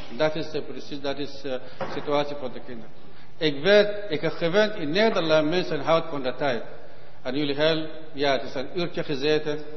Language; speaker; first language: Dutch; non-native, learner; Arabic